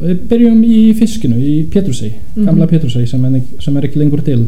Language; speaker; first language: Icelandic; non-native, fluent; Polish